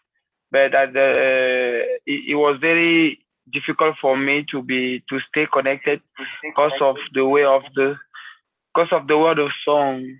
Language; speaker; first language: English; non-native, learner; French